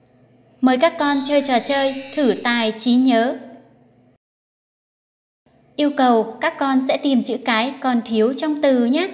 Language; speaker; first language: Vietnamese; native; Vietnamese